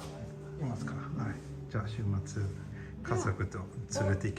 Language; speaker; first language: Japanese; non-native, fluent; Swedish